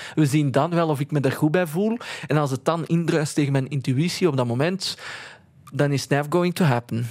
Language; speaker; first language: Dutch; early bilingual, other home language; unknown